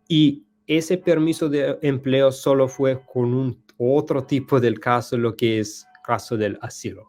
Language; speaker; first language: Spanish; non-native, learner; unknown